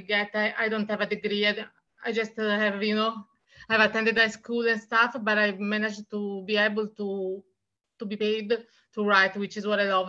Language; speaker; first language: English; non-native, fluent; Italian